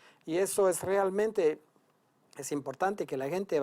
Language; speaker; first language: Spanish; non-native, fluent; French